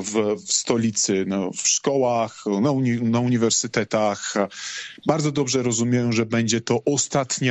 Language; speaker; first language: Polish; non-native, fluent; Georgian